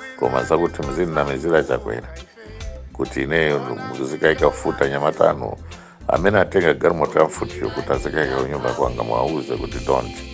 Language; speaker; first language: Nyanja; non-native, local second language; Tumbuka